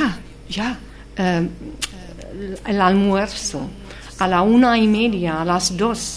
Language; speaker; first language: Spanish; non-native, fluent; German